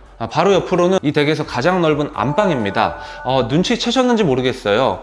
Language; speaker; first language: Korean; native; Korean